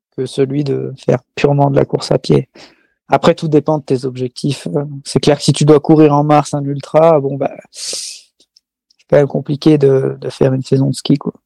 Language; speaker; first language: French; native; French